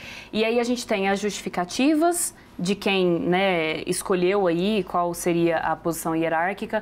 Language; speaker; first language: Portuguese; native; Portuguese